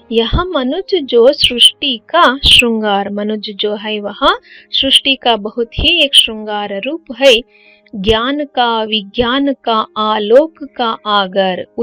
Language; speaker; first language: Hindi; non-native, local second language; Kannada